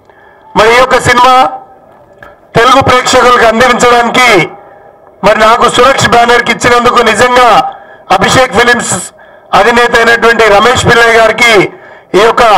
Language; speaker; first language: Telugu; native; Telugu